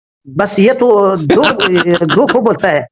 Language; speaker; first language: Hindi; non-native, learner; Pashto